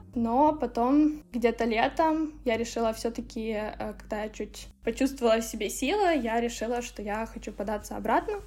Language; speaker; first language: Russian; non-native, local second language; Ukrainian